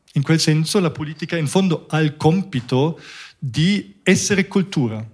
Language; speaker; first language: Italian; non-native, fluent; German